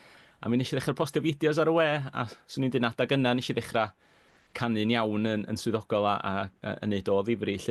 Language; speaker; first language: Welsh; native; Welsh